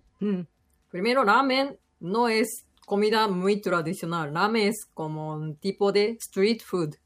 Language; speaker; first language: Spanish; non-native, learner; Japanese